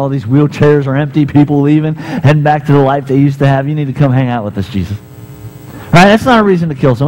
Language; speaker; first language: English; native; English